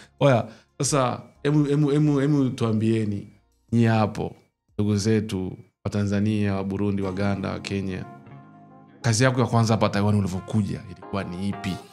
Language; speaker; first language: Swahili; native; Swahili